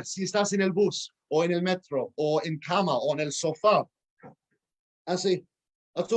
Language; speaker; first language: Spanish; non-native, fluent; English